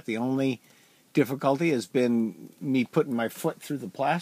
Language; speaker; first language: English; native; English